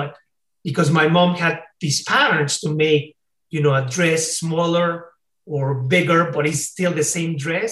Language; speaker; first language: English; non-native, fluent; Spanish